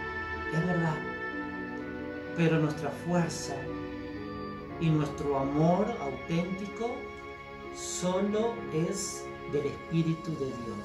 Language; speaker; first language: Spanish; native; Spanish